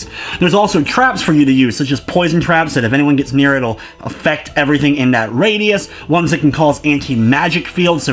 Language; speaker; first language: English; native; English